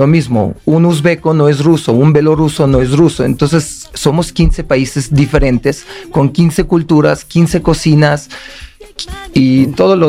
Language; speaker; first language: Spanish; non-native, fluent; Uzbek